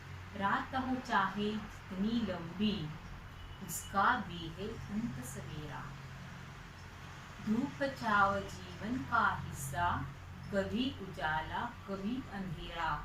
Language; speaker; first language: Hindi; non-native, local second language; Marathi